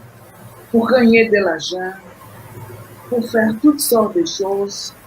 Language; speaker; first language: French; non-native, fluent; Portuguese